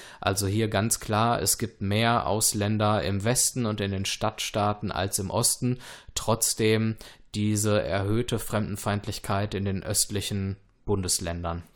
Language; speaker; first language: German; early bilingual, other home language; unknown